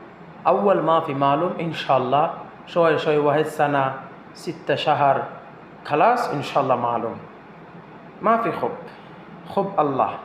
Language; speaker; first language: Arabic; non-native, learner; Bangla